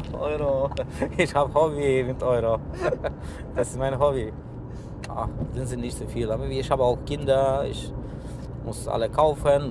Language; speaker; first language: German; non-native, learner; Polish